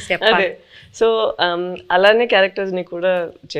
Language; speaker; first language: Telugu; non-native, fluent; Tamil